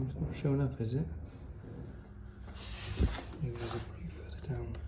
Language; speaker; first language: English; native; English